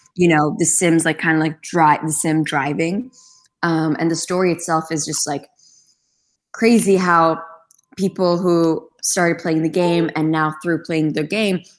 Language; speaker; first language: English; non-native, fluent; Turkish